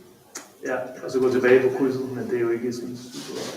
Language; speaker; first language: Danish; native; Danish